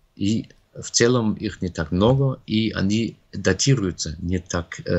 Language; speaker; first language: Russian; non-native, fluent; German